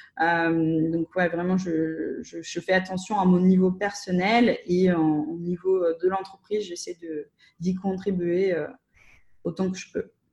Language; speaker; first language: French; non-native, fluent; Russian